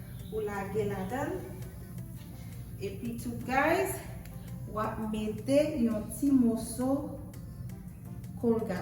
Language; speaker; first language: French; non-native, learner; Haitian Creole